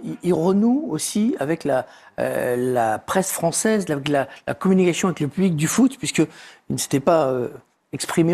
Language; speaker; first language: French; native; French